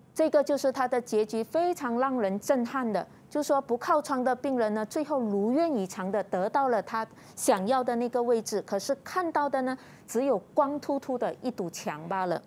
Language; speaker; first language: Chinese; native; Chinese